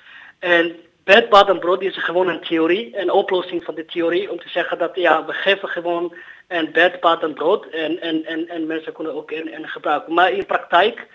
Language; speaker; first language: Dutch; non-native, learner; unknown